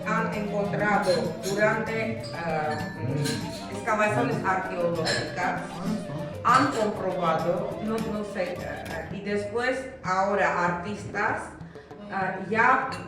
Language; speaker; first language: Spanish; non-native, fluent; Armenian